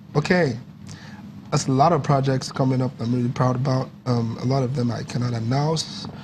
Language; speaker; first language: English; non-native, local second language; Yoruba